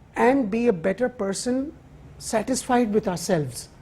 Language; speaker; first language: English; non-native, local second language; Urdu